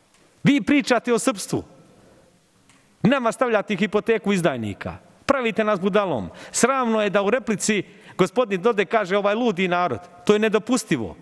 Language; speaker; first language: Serbian; native; Serbian